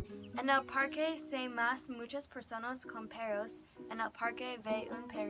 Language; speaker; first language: Spanish; non-native, learner; English